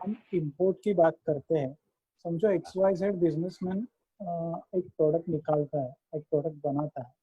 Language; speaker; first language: Hindi; non-native, local second language; Marathi